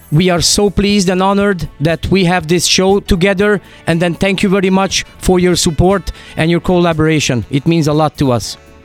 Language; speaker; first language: English; non-native, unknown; Hungarian